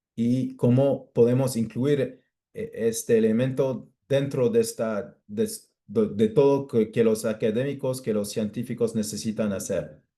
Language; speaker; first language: Spanish; non-native, fluent; English